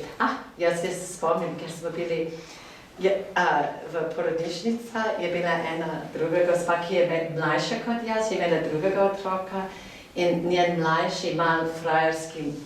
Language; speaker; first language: Slovenian; non-native, fluent; English